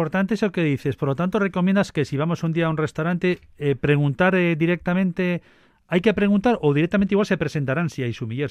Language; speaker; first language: Spanish; native; Spanish